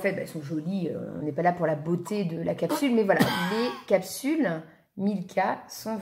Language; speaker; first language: French; native; French